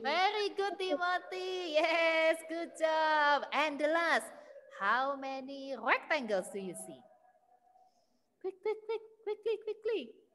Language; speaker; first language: English; non-native, fluent; Indonesian